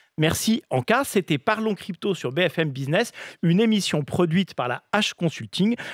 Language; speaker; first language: French; native; French